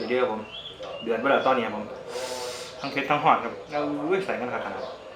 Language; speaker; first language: Thai; non-native, local second language; Northeastern Thai